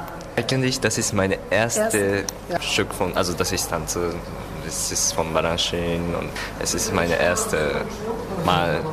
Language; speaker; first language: German; non-native, learner; Japanese